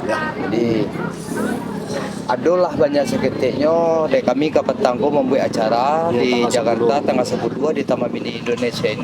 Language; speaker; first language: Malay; non-native, local second language; Minangkabau